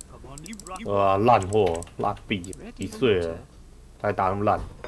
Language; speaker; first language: Chinese; native; Chinese